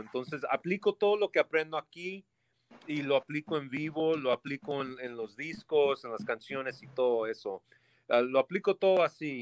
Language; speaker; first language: Spanish; early bilingual, heritage; Spanish